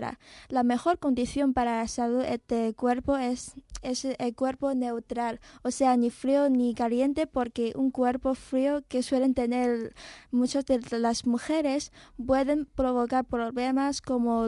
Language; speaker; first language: Spanish; non-native, fluent; Chinese